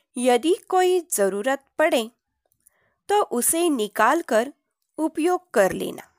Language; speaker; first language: Hindi; non-native, local second language; Marathi